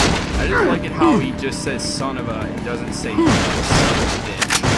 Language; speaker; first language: English; native; English